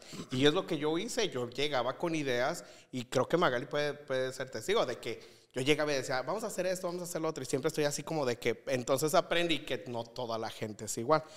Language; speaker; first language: Spanish; native; Spanish